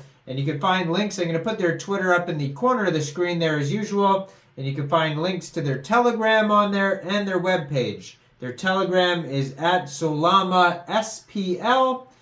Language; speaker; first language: English; native; English